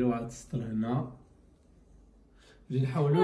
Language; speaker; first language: Arabic; native; Arabic